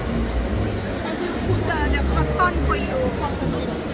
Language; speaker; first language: English; non-native, learner; Thai